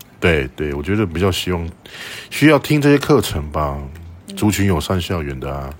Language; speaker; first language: Chinese; native; Chinese